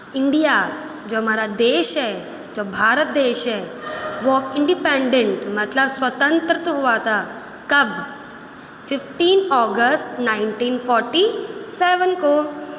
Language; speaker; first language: Hindi; native; Hindi